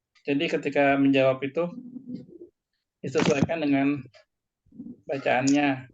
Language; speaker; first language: Indonesian; native; Indonesian